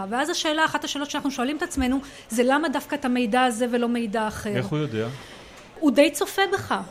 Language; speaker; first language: Hebrew; non-native, local second language; Arabic